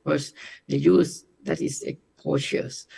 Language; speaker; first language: English; non-native, learner; Indonesian